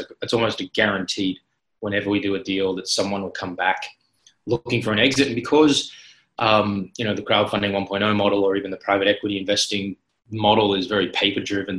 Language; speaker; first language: English; native; English